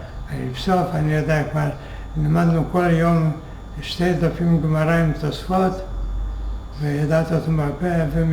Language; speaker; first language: Hebrew; non-native, fluent; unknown